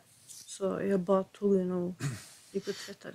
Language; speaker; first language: Swedish; non-native, fluent; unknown